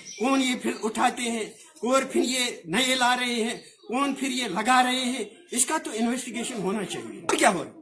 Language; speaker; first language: Urdu; non-native, local second language; Kashmiri